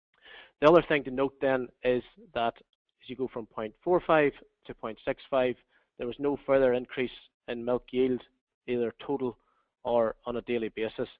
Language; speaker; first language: English; native; English